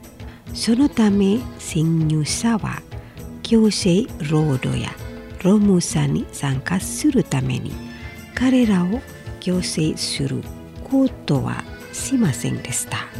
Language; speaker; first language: Japanese; non-native, fluent; Indonesian